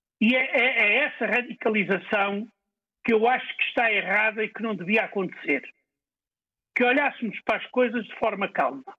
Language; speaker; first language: Portuguese; native; Portuguese